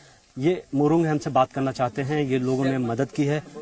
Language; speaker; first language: Hindi; native; Hindi